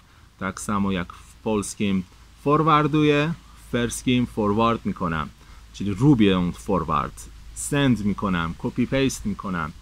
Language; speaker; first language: Polish; non-native, fluent; Persian